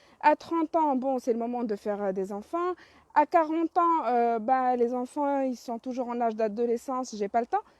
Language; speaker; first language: French; non-native, local second language; Arabic